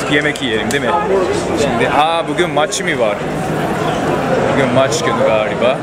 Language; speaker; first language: Turkish; non-native, fluent; Japanese